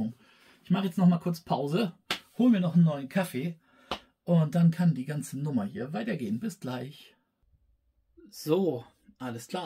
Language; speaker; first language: German; native; German